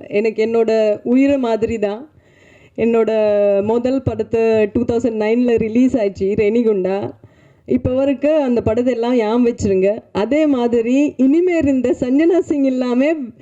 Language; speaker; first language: Tamil; non-native, learner; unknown